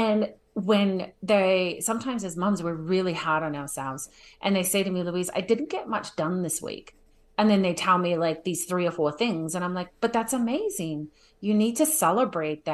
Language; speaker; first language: English; native; English